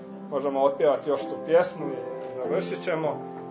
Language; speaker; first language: Serbian; native; Serbian